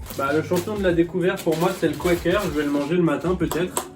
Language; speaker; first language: French; native; French